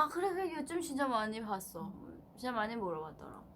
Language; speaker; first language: Korean; non-native, fluent; Thai